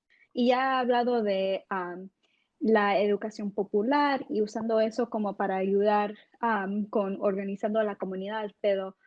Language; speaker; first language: Spanish; early bilingual, heritage; English